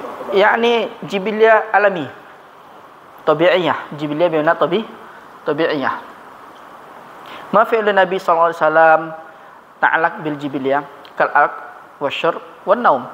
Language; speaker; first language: Arabic; non-native, fluent; Indonesian